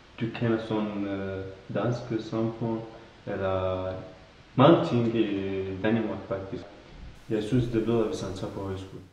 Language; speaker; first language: Danish; non-native, learner; Kurdish